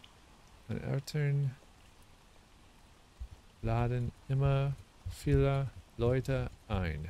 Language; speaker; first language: German; non-native, learner; English